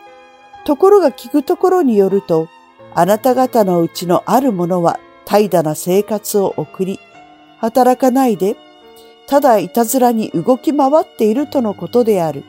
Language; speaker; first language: Japanese; native; Japanese